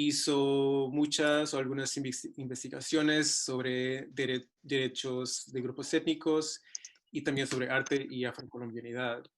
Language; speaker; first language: Spanish; non-native, fluent; English